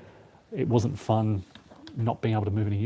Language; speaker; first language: English; native; English